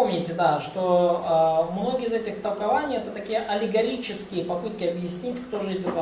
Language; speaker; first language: Russian; native; Russian